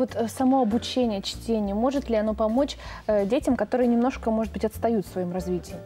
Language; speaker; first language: Russian; native; Russian